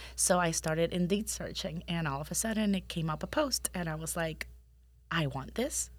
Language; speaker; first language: English; non-native, fluent; Spanish